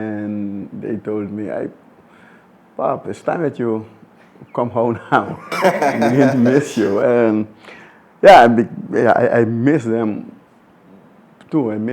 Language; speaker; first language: English; non-native, fluent; Dutch